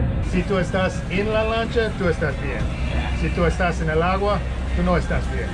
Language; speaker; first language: Spanish; non-native, learner; English